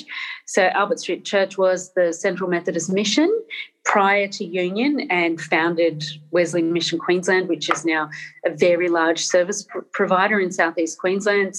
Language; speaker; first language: English; native; English